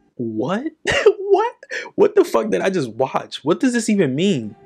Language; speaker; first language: English; native; English